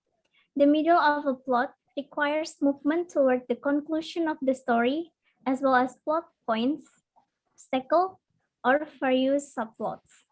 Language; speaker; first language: English; non-native, learner; Indonesian